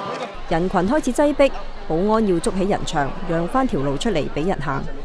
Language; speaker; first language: Cantonese; native; Cantonese